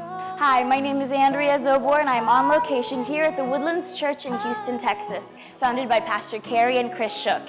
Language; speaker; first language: English; native; English